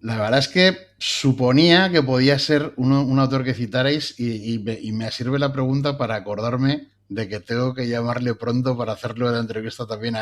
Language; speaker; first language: Spanish; native; Spanish